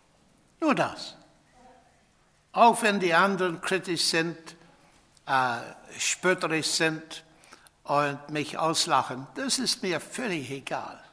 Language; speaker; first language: German; non-native, fluent; English